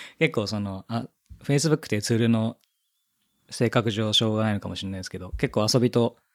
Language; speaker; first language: Japanese; native; Japanese